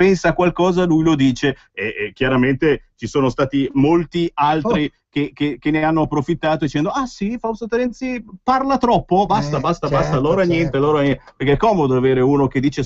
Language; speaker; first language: Italian; native; Italian